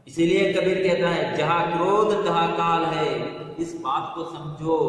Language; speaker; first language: Hindi; non-native, local second language; Kannada